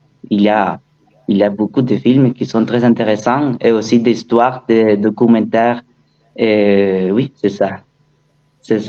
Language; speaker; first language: French; non-native, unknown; Spanish